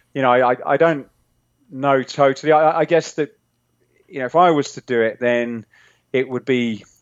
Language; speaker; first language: English; native; English